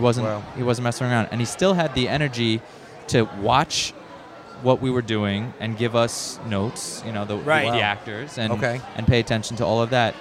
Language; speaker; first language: English; native; English